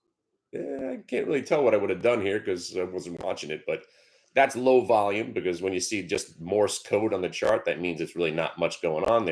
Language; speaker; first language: English; native; English